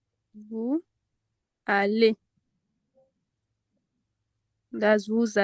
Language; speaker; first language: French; non-native, learner; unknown